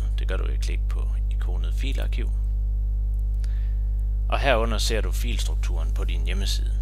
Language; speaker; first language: Danish; native; Danish